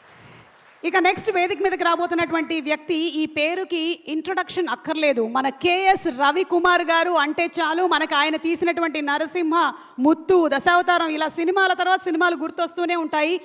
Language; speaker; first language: Telugu; native; Telugu